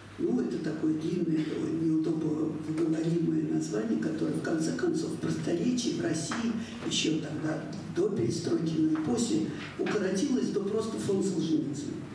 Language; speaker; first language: Russian; native; Russian